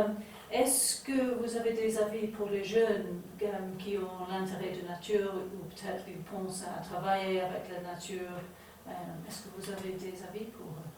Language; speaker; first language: French; non-native, learner; English